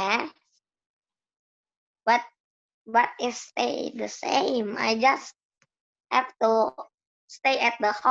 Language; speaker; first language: English; non-native, learner; Indonesian